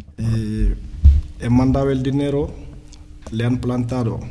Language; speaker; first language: Spanish; non-native, learner; Wolof